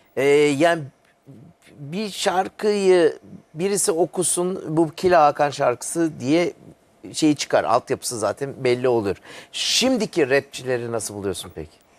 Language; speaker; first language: Turkish; early bilingual, heritage; Turkish